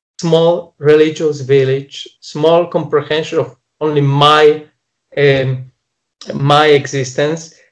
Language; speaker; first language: English; non-native, fluent; Polish